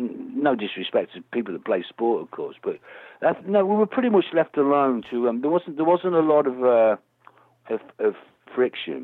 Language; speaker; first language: English; native; English